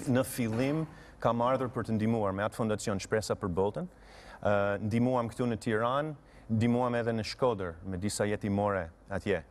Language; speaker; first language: Albanian; non-native, fluent; English